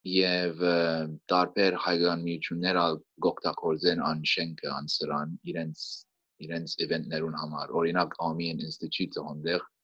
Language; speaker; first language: Armenian; early bilingual, heritage; Armenian